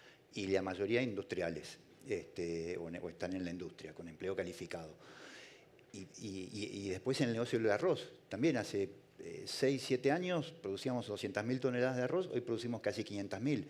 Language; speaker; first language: Spanish; native; Spanish